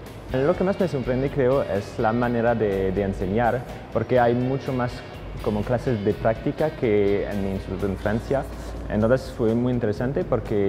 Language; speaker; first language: Spanish; non-native, fluent; French